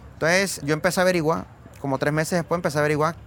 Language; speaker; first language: Spanish; native; Spanish